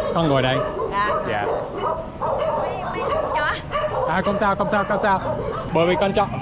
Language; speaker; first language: Vietnamese; non-native, learner; English